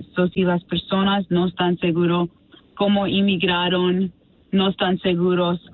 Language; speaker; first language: Spanish; early bilingual, other home language; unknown